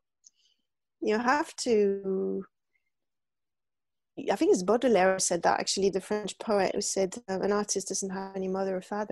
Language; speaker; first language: English; non-native, fluent; French